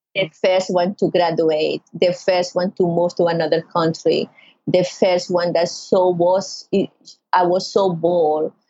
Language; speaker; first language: English; non-native, learner; Spanish